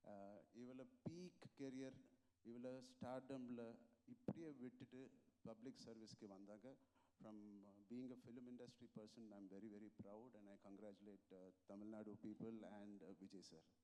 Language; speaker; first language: Tamil; non-native, local second language; Telugu